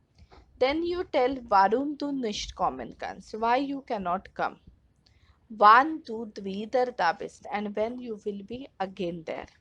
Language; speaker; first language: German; non-native, fluent; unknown